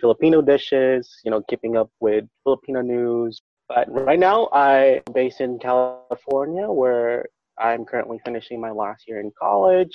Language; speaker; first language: English; non-native, local second language; Filipino